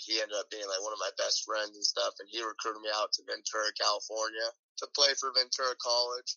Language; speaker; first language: English; native; English